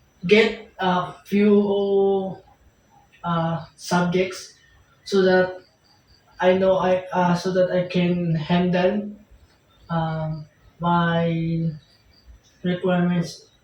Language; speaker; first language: English; non-native, local second language; Filipino